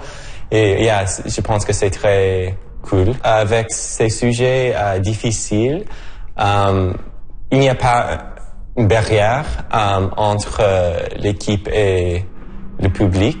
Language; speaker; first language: French; non-native, local second language; English